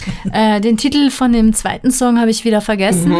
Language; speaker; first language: German; native; German